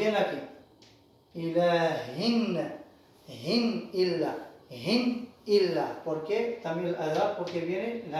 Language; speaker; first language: Spanish; non-native, fluent; Arabic